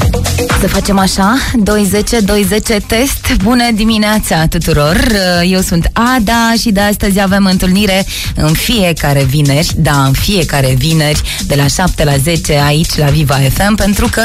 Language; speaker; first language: Romanian; native; Romanian